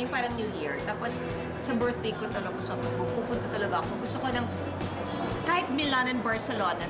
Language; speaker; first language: Filipino; native; Filipino